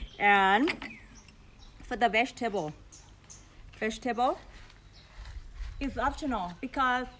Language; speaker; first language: English; non-native, learner; Thai